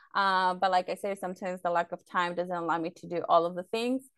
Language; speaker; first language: English; early bilingual, other home language; Spanish